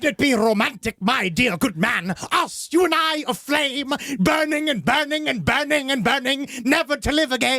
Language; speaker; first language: English; native; English